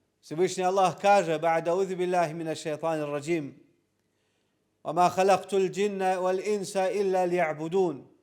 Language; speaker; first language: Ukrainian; non-native, local second language; Crimean Tatar